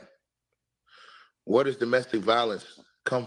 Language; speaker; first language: English; native; English